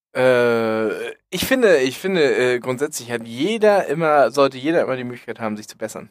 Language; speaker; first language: German; native; German